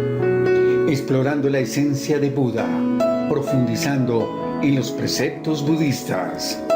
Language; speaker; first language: Spanish; native; Spanish